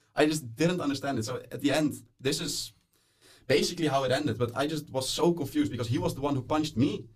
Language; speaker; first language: English; non-native, fluent; Dutch